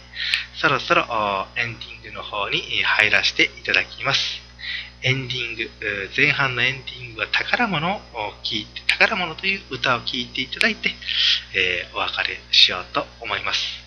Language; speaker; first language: Japanese; native; Japanese